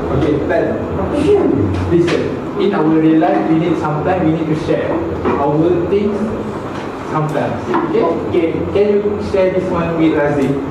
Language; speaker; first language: English; non-native, fluent; Malay